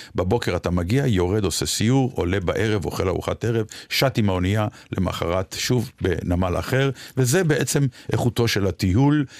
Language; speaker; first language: Hebrew; native; Hebrew